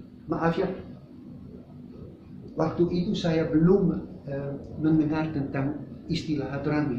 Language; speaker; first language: Indonesian; non-native, fluent; Dutch